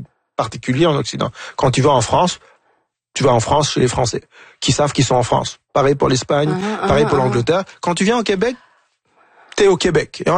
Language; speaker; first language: French; non-native, local second language; Kinyarwanda